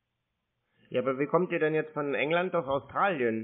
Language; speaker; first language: German; native; German